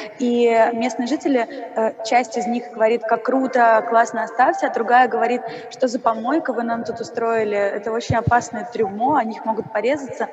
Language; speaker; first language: Russian; native; Russian